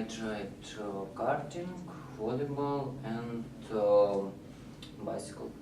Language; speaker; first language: English; non-native, learner; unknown